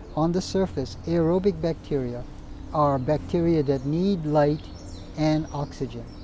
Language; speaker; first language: English; native; English